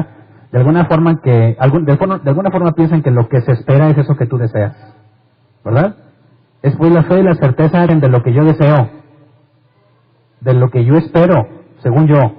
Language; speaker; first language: Spanish; native; Spanish